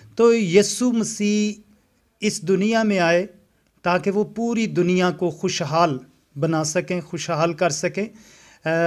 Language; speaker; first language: Urdu; non-native, local second language; Punjabi